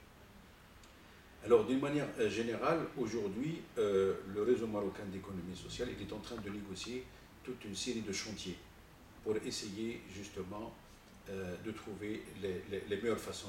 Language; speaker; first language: French; non-native, local second language; Arabic